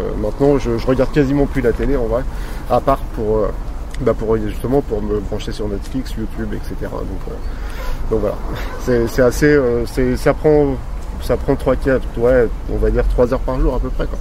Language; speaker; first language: French; native; French